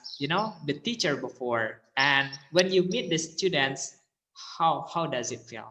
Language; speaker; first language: English; non-native, learner; Indonesian